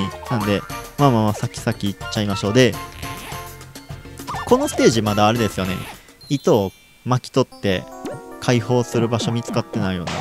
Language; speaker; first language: Japanese; native; Japanese